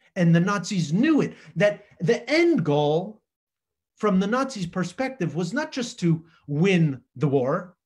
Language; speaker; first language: English; native; English